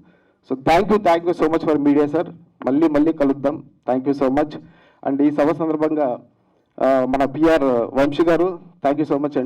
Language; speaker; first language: Telugu; native; Telugu